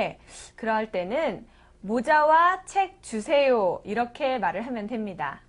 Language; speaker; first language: Korean; native; Korean